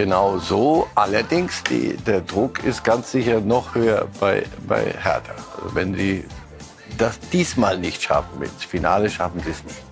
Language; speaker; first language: German; native; German